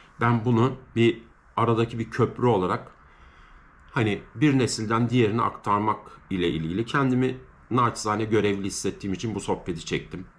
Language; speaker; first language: Turkish; native; Turkish